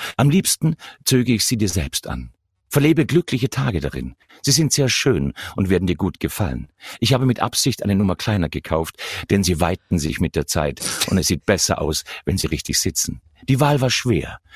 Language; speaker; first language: German; native; German